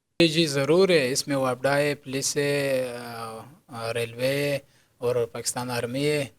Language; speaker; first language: Urdu; non-native, local second language; Pashto